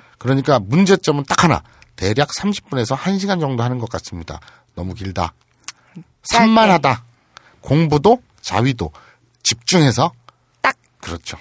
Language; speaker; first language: Korean; native; Korean